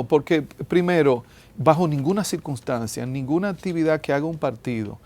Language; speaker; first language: Spanish; native; Spanish